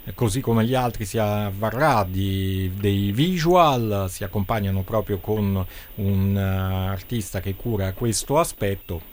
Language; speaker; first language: Italian; native; Italian